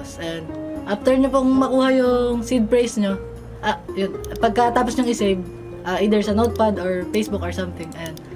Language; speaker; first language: Filipino; native; Filipino